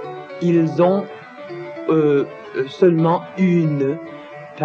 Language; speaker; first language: French; non-native, learner; Danish